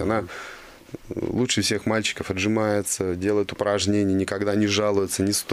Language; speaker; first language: Russian; native; Russian